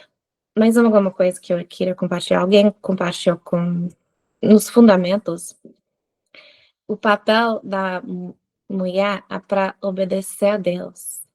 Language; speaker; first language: Portuguese; non-native, fluent; English